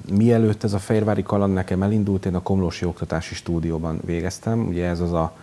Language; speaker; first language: Hungarian; native; Hungarian